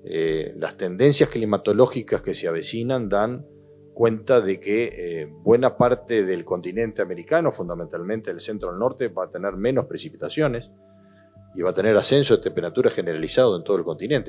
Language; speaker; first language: Spanish; native; Spanish